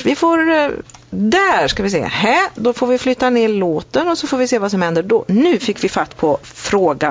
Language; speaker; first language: Swedish; native; Swedish